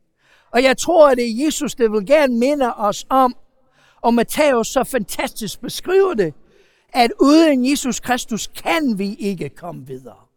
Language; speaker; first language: Danish; non-native, fluent; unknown